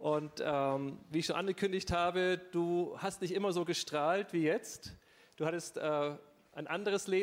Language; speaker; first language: German; native; German